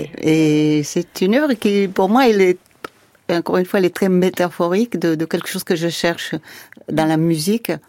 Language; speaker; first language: French; non-native, fluent; Spanish